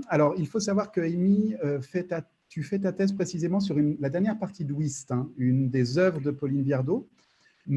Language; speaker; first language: French; native; French